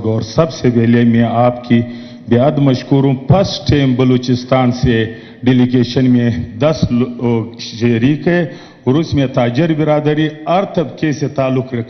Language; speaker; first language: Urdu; non-native, local second language; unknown